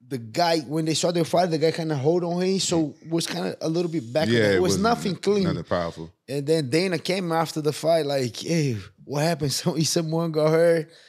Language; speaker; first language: English; non-native, fluent; Portuguese